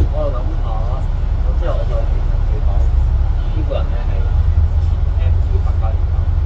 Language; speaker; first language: Cantonese; native; Cantonese